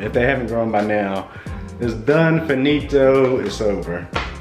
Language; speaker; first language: English; native; English